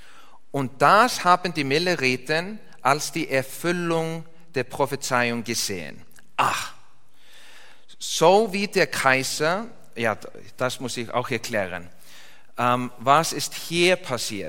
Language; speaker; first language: German; non-native, learner; Icelandic